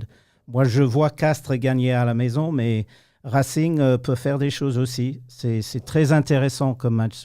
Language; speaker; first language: French; non-native, fluent; English